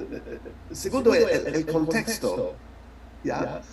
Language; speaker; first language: Spanish; non-native, learner; English